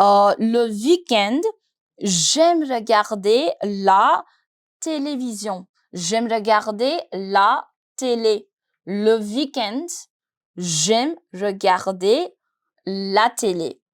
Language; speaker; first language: French; non-native, fluent; Hindi